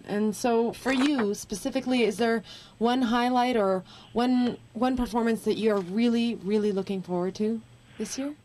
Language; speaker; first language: English; native; English